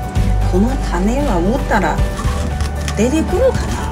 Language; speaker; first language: Japanese; non-native, learner; Chinese